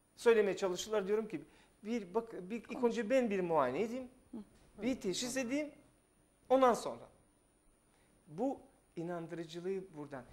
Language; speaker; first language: Turkish; non-native, fluent; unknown